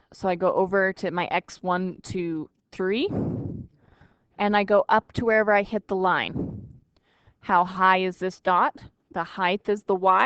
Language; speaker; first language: English; native; English